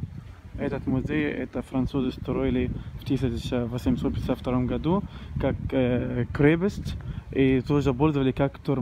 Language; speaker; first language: Russian; non-native, learner; Arabic